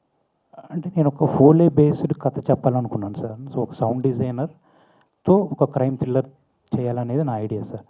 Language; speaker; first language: Telugu; native; Telugu